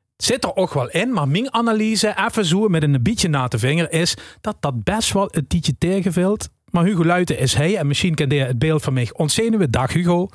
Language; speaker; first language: Dutch; native; Dutch